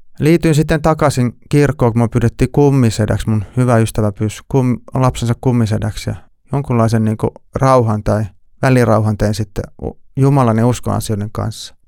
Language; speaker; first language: Finnish; native; Finnish